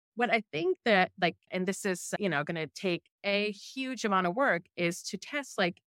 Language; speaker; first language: English; non-native, fluent; German